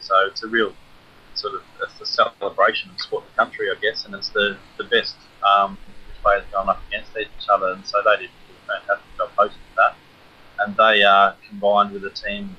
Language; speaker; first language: English; native; English